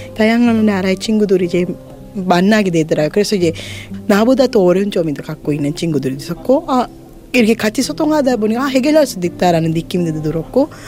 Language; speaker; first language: Korean; non-native, fluent; Sinhala